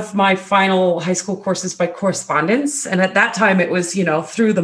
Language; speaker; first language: English; native; English